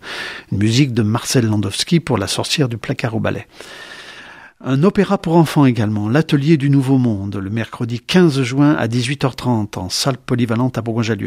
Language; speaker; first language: French; native; French